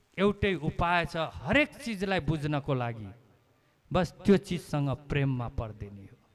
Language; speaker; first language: Nepali; native; Nepali